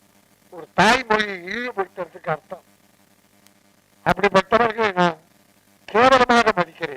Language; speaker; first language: Tamil; native; Tamil